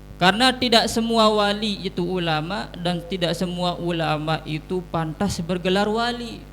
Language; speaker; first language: Indonesian; non-native, local second language; Sasak